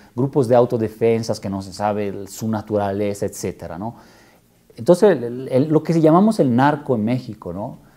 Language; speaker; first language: Spanish; non-native, fluent; Italian